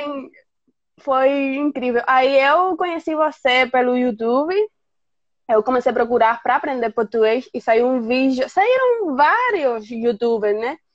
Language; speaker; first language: Portuguese; non-native, fluent; Spanish